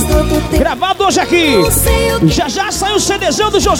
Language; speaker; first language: Portuguese; native; Portuguese